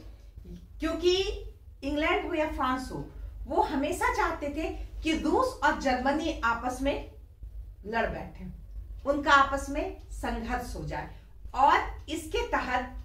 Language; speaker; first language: Hindi; native; Hindi